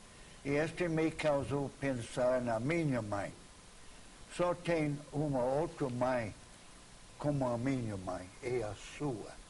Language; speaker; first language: Portuguese; non-native, fluent; English